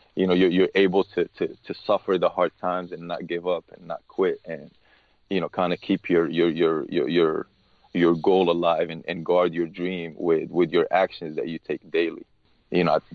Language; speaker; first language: English; early bilingual, other home language; Arabic